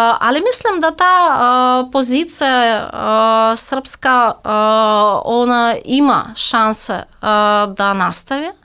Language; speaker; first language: Serbian; non-native, fluent; Russian